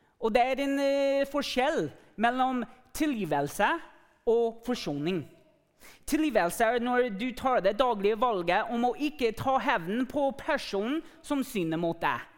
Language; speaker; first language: Norwegian; non-native, fluent; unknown